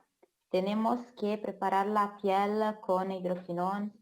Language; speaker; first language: Spanish; non-native, fluent; Italian